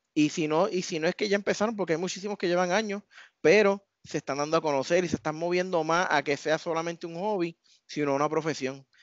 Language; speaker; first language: Spanish; native; Spanish